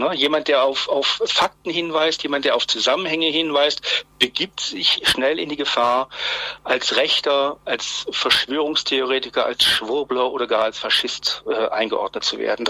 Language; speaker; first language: German; native; German